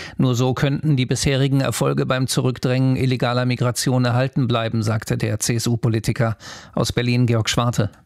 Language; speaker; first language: German; native; German